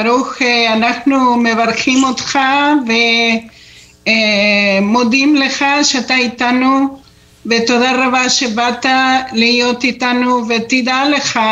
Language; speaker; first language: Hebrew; non-native, fluent; Spanish